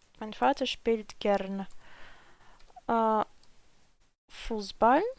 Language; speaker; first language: German; non-native, learner; Ukrainian